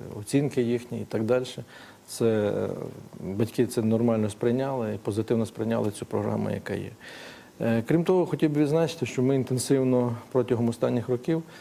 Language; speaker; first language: Ukrainian; native; Ukrainian